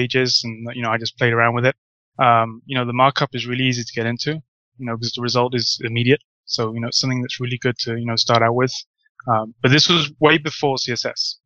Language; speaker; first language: English; native; English